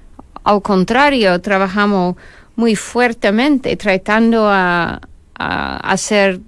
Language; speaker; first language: Spanish; non-native, fluent; English